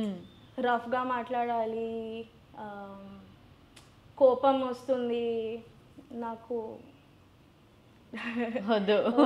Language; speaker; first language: Telugu; non-native, learner; Gujarati